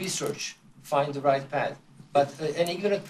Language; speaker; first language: English; non-native, fluent; Turkish